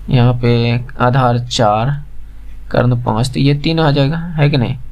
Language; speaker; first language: Hindi; native; Hindi